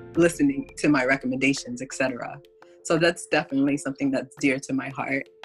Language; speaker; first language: English; non-native, fluent; Haitian Creole